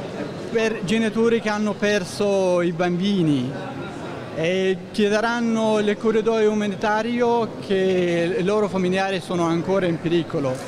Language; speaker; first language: Italian; non-native, learner; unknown